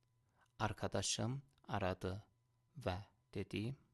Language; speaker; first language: Turkish; non-native, fluent; Persian